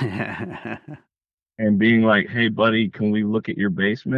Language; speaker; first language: English; native; English